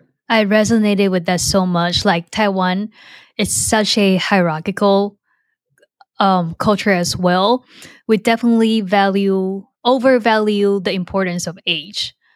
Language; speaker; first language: English; non-native, fluent; Chinese